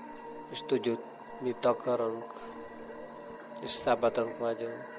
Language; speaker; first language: Hungarian; non-native, fluent; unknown